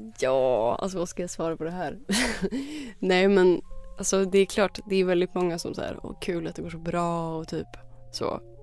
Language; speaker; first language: Swedish; native; Swedish